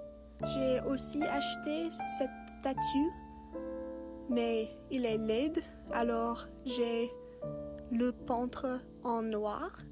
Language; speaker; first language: French; non-native, learner; English